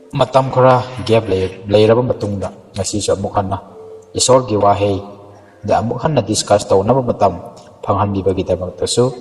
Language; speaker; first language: Manipuri; non-native, local second language; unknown